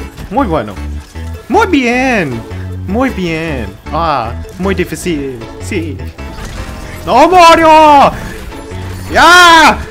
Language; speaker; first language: Spanish; non-native, learner; English